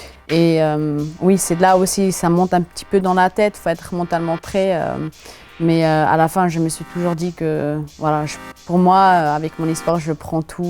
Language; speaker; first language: French; non-native, local second language; German